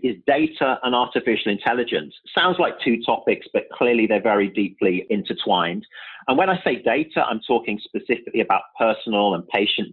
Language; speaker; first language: English; native; English